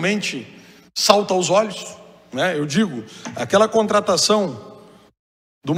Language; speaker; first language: Portuguese; native; Portuguese